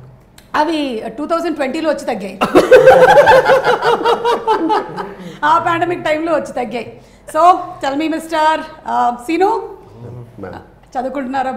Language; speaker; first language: Telugu; native; Telugu